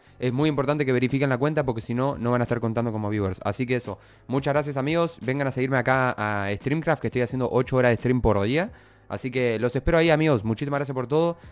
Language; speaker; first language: Spanish; native; Spanish